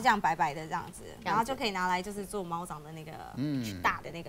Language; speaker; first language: Chinese; native; Chinese